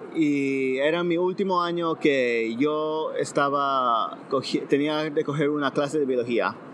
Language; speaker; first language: Spanish; early bilingual, heritage; Spanish